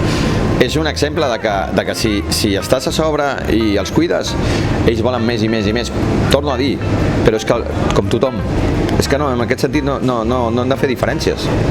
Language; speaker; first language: Spanish; non-native, local second language; Catalan